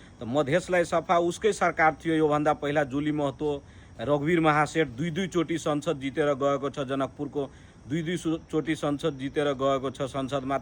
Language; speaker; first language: Nepali; non-native, local second language; Maithili